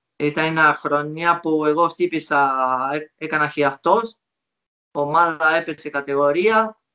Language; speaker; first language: Greek; non-native, fluent; Spanish